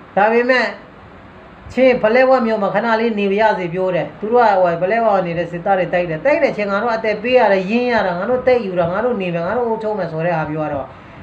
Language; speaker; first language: Burmese; non-native, local second language; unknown